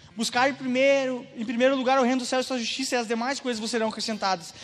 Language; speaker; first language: Portuguese; native; Portuguese